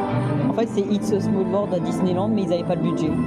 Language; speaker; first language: French; native; French